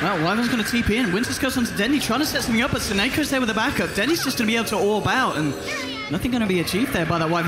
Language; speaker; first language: English; native; English